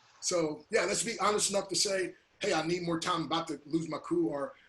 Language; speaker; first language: English; native; English